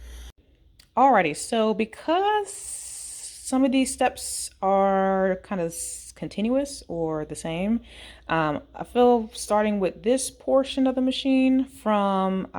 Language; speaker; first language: English; native; English